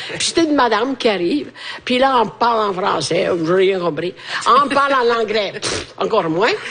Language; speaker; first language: French; non-native, fluent; Italian